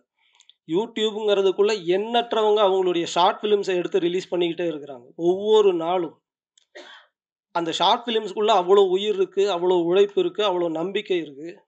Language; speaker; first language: Tamil; native; Tamil